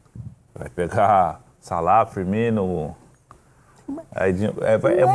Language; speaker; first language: Portuguese; native; Portuguese